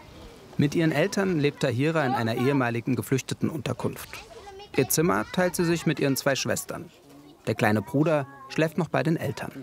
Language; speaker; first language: German; native; German